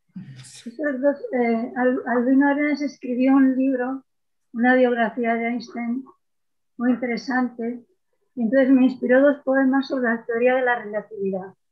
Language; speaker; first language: Spanish; native; Spanish